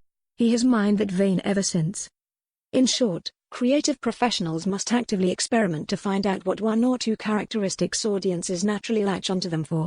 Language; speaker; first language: English; native; English